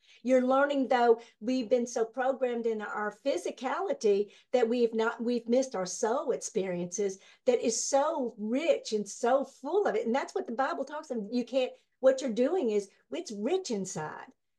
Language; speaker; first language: English; native; English